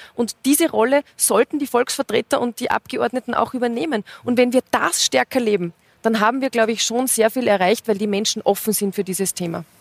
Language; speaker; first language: German; native; German